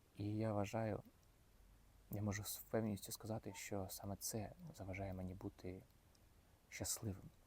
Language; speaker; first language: Ukrainian; non-native, local second language; Russian